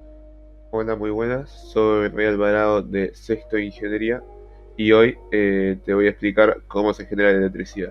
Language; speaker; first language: Spanish; native; Spanish